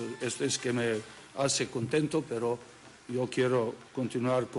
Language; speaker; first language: Spanish; non-native, learner; Serbian